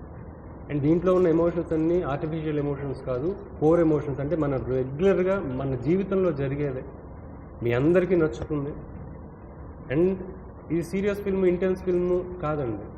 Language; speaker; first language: Telugu; native; Telugu